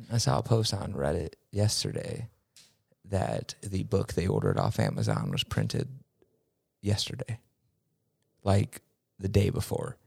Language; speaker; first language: English; early bilingual, other home language; Spanish